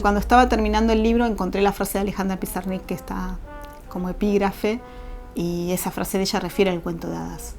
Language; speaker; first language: Spanish; native; Spanish